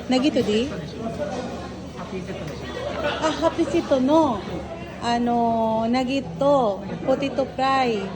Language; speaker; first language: Japanese; non-native, learner; Filipino